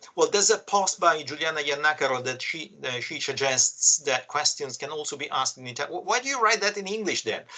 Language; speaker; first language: English; non-native, fluent; Italian